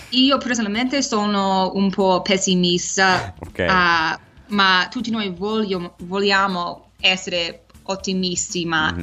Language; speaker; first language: Italian; early bilingual, heritage; English